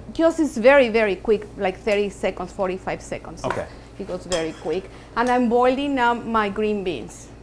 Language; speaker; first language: English; non-native, fluent; Spanish